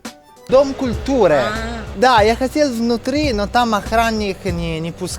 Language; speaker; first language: Russian; non-native, fluent; Italian